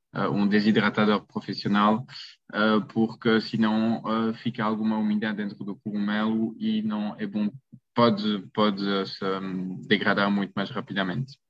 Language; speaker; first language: Portuguese; non-native, fluent; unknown